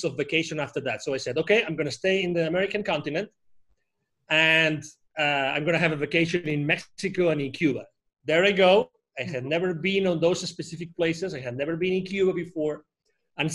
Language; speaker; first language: English; non-native, fluent; Spanish